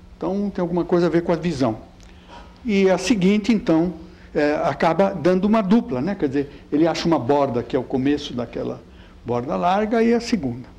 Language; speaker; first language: Portuguese; early bilingual, other home language; Italian